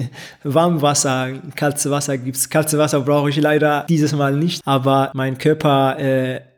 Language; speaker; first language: German; non-native, fluent; Tigrinya